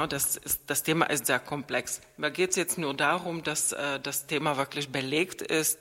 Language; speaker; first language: German; non-native, fluent; Czech